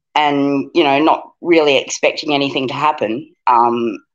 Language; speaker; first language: English; native; English